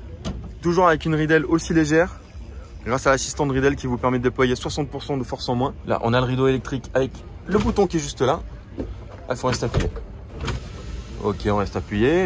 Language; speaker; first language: French; native; French